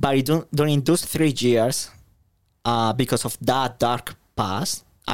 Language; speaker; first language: English; non-native, fluent; Spanish